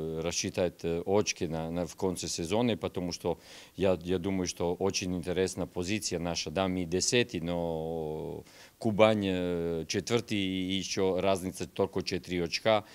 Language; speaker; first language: Russian; non-native, learner; Serbian